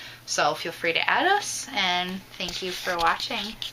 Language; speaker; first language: English; native; English